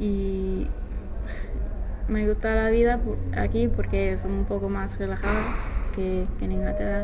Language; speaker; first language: Spanish; non-native, fluent; English